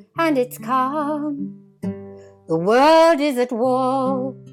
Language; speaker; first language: English; native; English